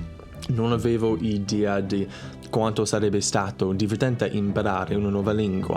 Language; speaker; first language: Italian; non-native, learner; English